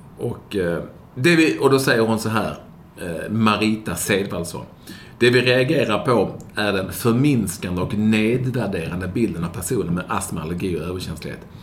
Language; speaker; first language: Swedish; native; Swedish